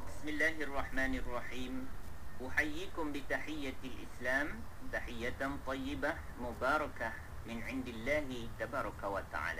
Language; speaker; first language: Arabic; non-native, fluent; Malay